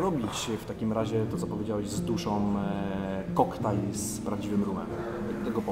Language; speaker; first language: Polish; native; Polish